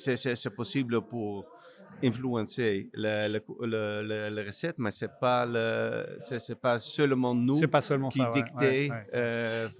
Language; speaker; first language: French; non-native, learner; Dutch